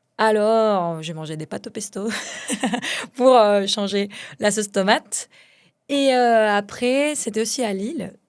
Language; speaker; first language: French; non-native, fluent; Spanish